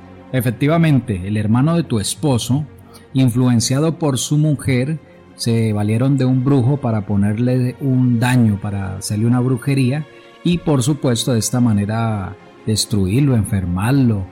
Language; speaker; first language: Spanish; native; Spanish